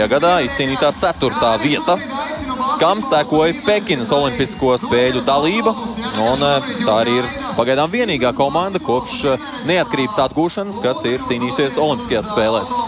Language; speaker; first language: Latvian; native; Latvian